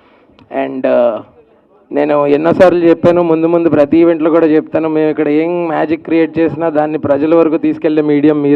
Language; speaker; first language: Telugu; native; Telugu